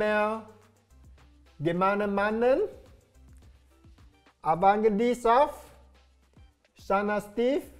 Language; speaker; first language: German; non-native, learner; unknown